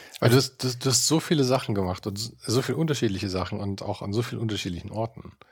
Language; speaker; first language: German; native; German